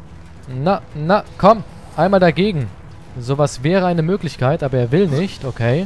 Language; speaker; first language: German; native; German